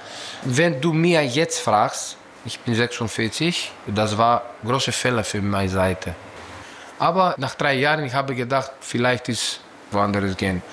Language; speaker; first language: German; non-native, learner; Greek